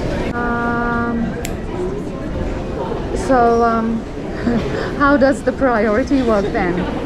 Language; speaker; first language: English; non-native, fluent; Japanese